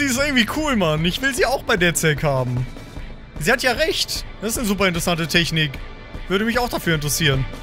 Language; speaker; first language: German; native; German